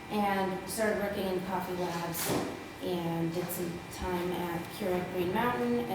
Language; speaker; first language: English; native; English